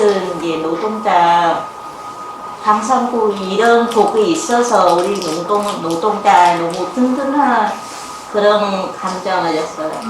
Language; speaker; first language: Korean; non-native, learner; Vietnamese